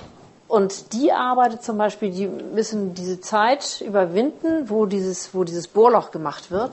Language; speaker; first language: German; native; German